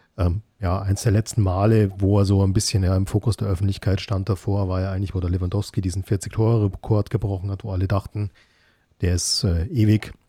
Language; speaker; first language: German; native; German